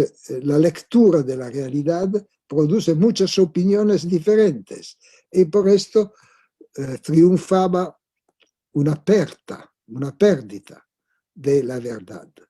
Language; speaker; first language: Spanish; non-native, fluent; Italian